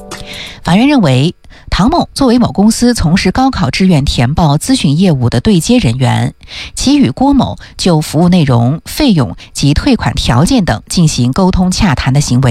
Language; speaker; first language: Chinese; native; Chinese